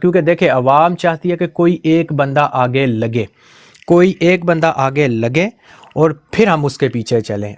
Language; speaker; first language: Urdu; non-native, local second language; Punjabi